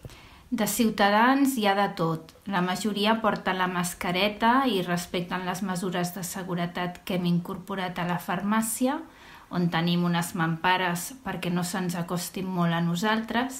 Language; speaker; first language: Catalan; native; Catalan